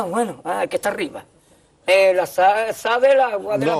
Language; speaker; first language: Spanish; native; Spanish